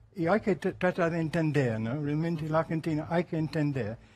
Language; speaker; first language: Spanish; non-native, fluent; English